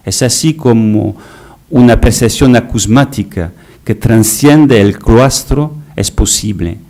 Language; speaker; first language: Spanish; non-native, fluent; French